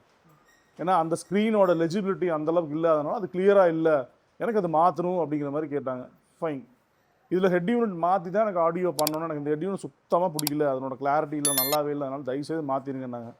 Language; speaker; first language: Tamil; native; Tamil